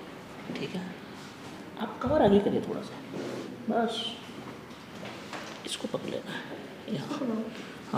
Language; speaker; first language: Hindi; native; Hindi